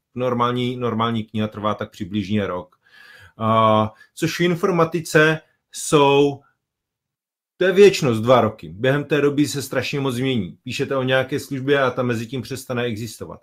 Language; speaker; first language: Czech; native; Czech